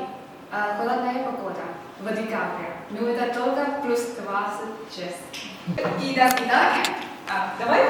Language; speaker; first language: Russian; non-native, learner; Thai